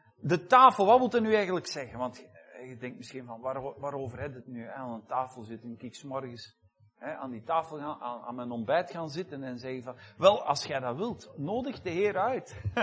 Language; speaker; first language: Dutch; native; Dutch